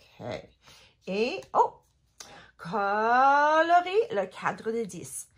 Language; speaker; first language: French; non-native, learner; English